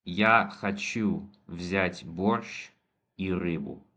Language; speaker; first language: Russian; non-native, fluent; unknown